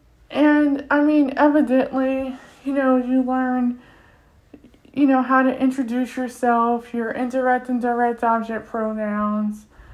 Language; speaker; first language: English; native; English